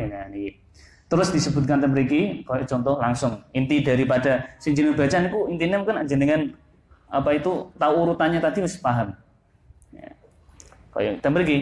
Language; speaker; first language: Indonesian; non-native, local second language; Javanese